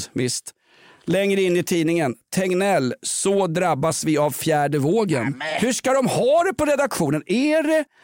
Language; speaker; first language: Swedish; native; Swedish